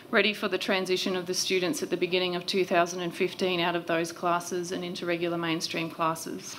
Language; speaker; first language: English; native; English